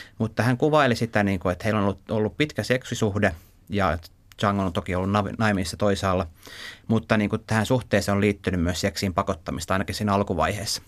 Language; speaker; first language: Finnish; native; Finnish